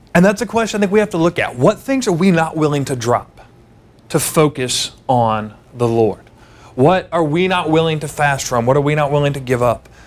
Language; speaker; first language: English; native; English